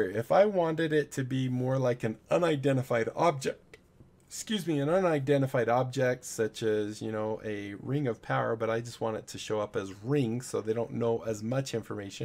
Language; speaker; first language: English; native; English